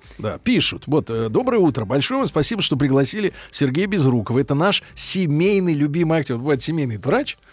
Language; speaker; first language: Russian; native; Russian